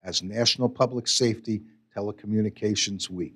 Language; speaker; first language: English; native; English